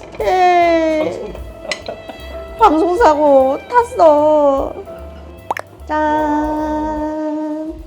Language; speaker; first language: Korean; native; Korean